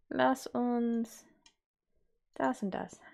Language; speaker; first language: German; non-native, learner; English